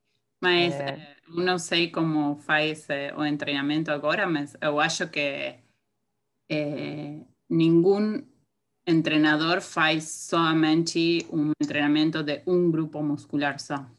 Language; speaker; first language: Portuguese; non-native, fluent; Spanish